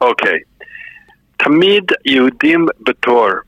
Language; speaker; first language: Hebrew; non-native, fluent; English